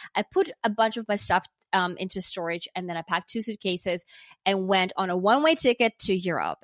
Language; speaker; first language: English; non-native, fluent; Finnish